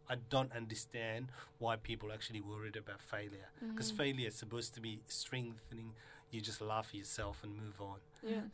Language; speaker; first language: English; non-native, fluent; Somali